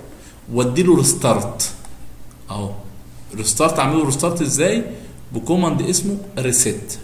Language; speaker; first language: Arabic; native; Arabic